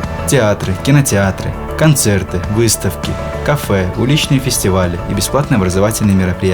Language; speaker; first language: Russian; native; Russian